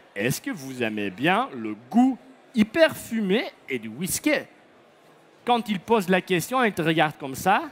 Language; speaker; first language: French; non-native, fluent; Dutch